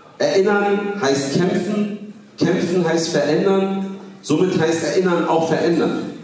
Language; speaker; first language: German; early bilingual, other home language; Kurdish